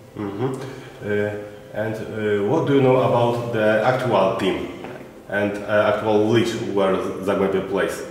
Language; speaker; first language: English; non-native, fluent; Polish